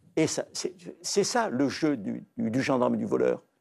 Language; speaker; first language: French; native; French